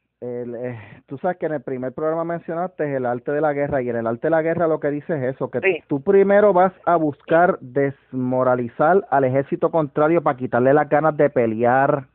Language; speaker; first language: Spanish; native; Spanish